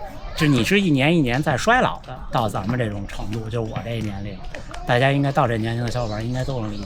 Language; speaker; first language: Chinese; native; Chinese